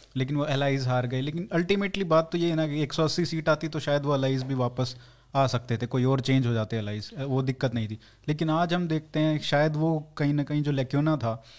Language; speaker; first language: Hindi; native; Hindi